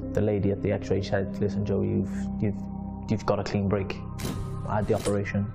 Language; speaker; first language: English; native; English